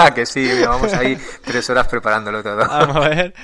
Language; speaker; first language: Spanish; native; Spanish